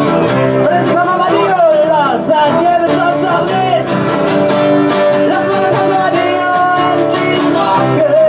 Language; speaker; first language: German; native; German